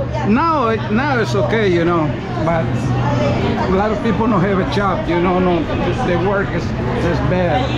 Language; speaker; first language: English; non-native, learner; Spanish